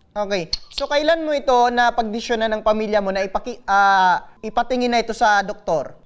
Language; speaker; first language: Filipino; non-native, local second language; Bikol